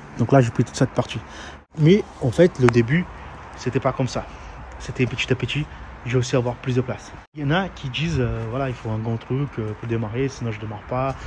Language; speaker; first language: French; non-native, fluent; Portuguese